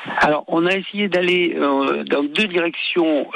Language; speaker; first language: French; native; French